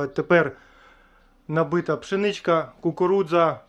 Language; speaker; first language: Ukrainian; native; Ukrainian